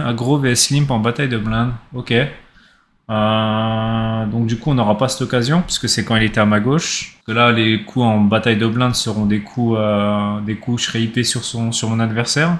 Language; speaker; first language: French; native; French